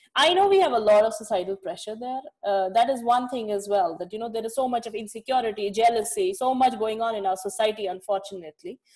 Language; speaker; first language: English; non-native, local second language; Kashmiri